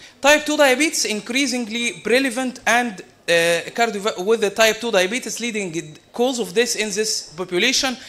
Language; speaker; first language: English; non-native, fluent; Arabic